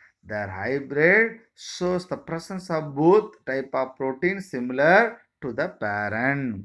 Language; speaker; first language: English; non-native, local second language; Tamil